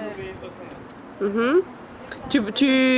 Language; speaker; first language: French; non-native, learner; Spanish